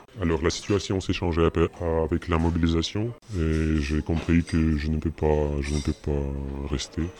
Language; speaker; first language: French; non-native, fluent; Russian